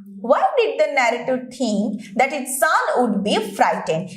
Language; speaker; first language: English; non-native, local second language; Bangla